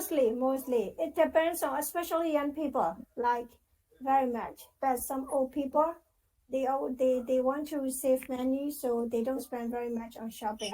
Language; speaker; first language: English; non-native, fluent; Burmese